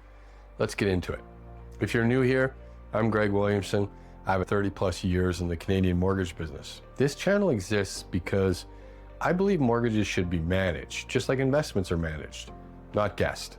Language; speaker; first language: English; native; English